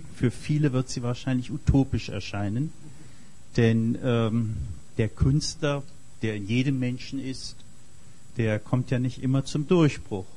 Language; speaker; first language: German; native; German